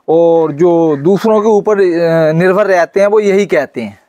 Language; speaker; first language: Hindi; native; Hindi